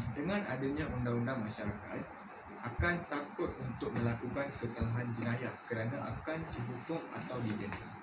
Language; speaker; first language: Malay; non-native, local second language; Tamil